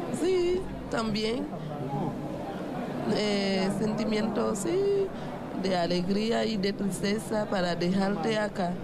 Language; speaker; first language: Spanish; non-native, learner; Haitian Creole